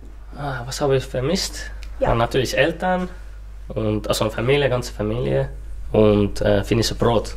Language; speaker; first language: German; non-native, learner; Finnish